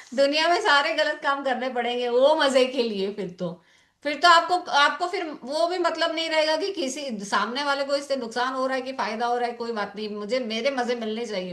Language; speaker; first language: Hindi; native; Hindi